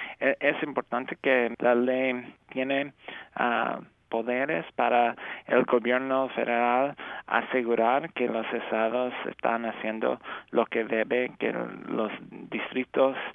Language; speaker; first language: Spanish; non-native, fluent; English